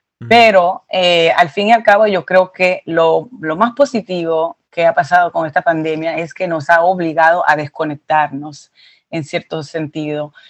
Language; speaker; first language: Spanish; early bilingual, heritage; Spanish